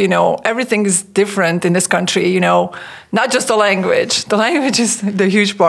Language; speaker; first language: English; non-native, fluent; Hungarian